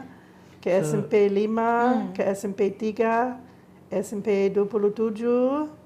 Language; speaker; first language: Indonesian; non-native, learner; English